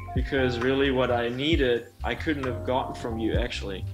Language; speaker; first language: English; early bilingual, heritage; German